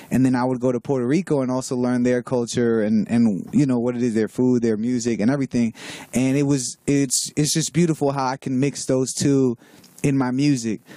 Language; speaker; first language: English; native; English